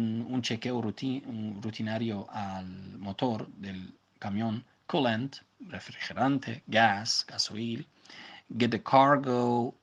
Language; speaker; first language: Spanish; non-native, fluent; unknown